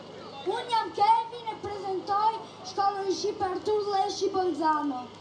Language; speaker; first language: Albanian; early bilingual, heritage; Albanian